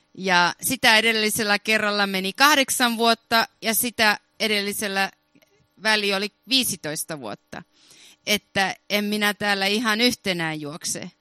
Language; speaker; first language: Finnish; early bilingual, heritage; Finnish